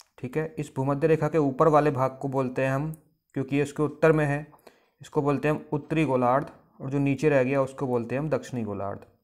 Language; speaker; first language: Hindi; native; Hindi